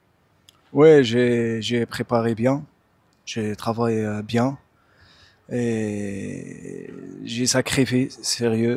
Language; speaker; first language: French; non-native, local second language; Arabic